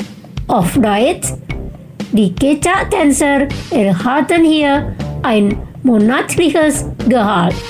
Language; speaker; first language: German; non-native, fluent; Indonesian